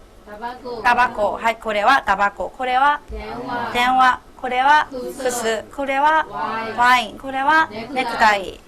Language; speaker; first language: Japanese; non-native, fluent; Burmese